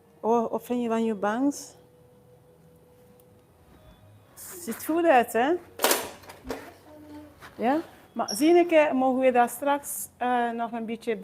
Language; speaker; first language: Dutch; non-native, learner; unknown